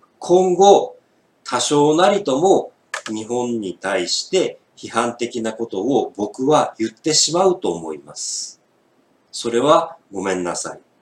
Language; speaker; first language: Japanese; native; Japanese